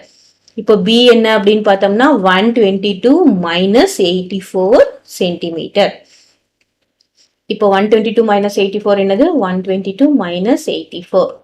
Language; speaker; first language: Tamil; native; Tamil